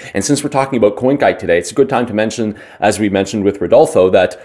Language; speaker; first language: English; native; English